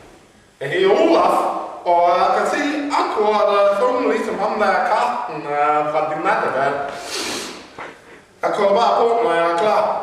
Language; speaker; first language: Danish; native; Danish